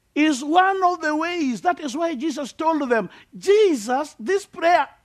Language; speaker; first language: English; non-native, local second language; Luo (Kenya and Tanzania)